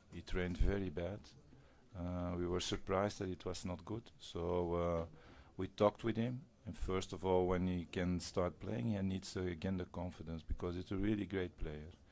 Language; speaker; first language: English; non-native, fluent; Dutch